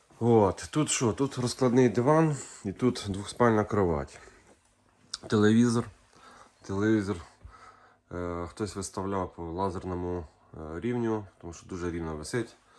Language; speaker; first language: Ukrainian; non-native, local second language; Russian